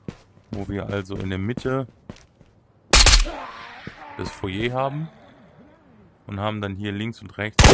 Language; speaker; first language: German; native; German